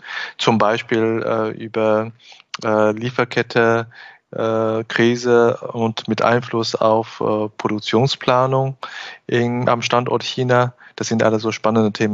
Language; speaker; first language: German; non-native, fluent; Chinese